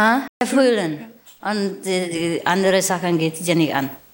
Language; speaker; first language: German; non-native, learner; Vietnamese